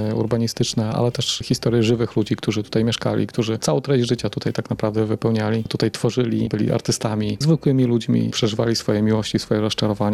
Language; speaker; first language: Polish; native; Polish